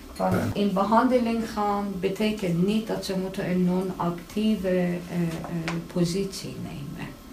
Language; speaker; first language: Dutch; non-native, fluent; Persian